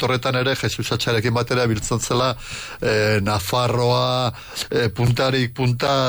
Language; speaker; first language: Basque; native; Basque